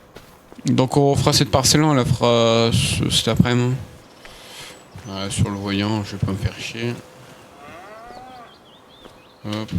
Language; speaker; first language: French; native; French